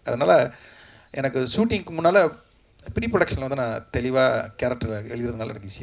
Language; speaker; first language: Tamil; native; Tamil